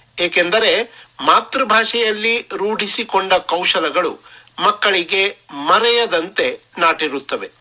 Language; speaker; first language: Kannada; non-native, local second language; Marathi